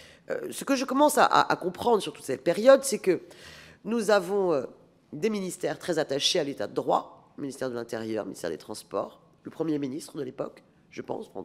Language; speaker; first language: French; native; French